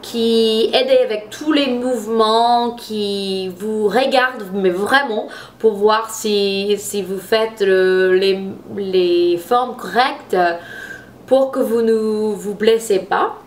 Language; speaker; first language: French; non-native, fluent; English